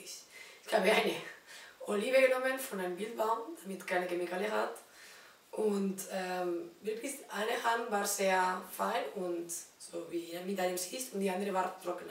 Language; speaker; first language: German; non-native, learner; Spanish